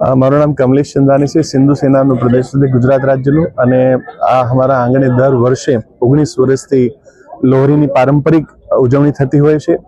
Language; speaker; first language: Gujarati; non-native, local second language; Sindhi